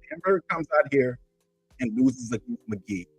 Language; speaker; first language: English; native; English